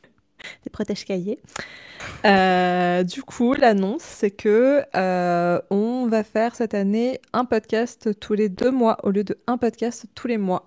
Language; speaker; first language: French; native; French